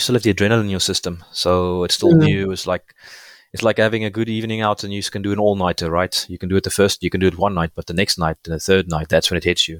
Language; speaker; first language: English; non-native, local second language; Afrikaans